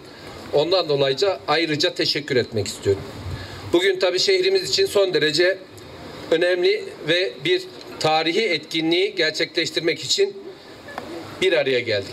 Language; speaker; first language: Turkish; native; Turkish